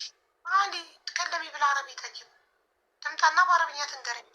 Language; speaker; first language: Arabic; non-native, fluent; Amharic